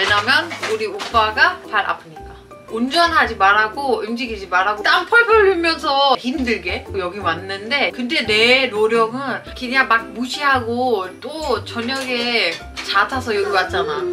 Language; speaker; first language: Korean; non-native, fluent; German